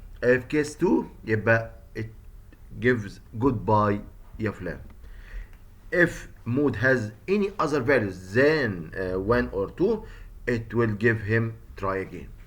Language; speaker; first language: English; non-native, fluent; Arabic